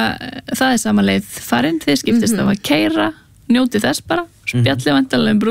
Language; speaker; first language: Icelandic; native; Icelandic